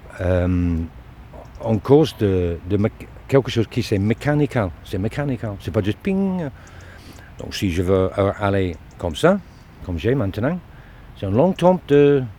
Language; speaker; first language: French; non-native, learner; English